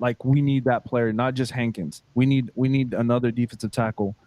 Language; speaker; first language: English; native; English